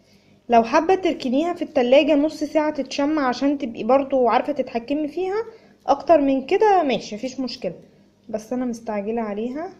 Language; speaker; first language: Arabic; native; Arabic